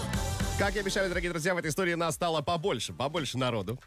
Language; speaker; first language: Russian; native; Russian